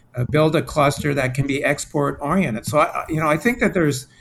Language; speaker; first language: English; native; English